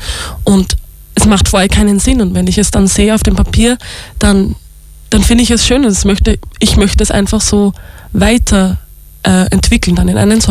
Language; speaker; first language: German; native; German